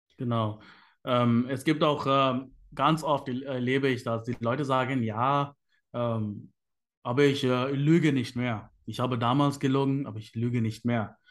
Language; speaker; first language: German; non-native, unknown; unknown